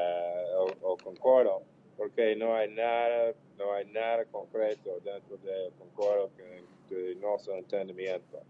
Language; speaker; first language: Portuguese; non-native, fluent; English